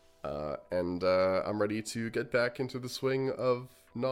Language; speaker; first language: English; native; English